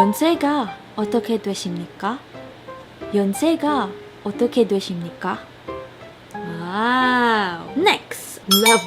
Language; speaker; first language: Korean; non-native, learner; Filipino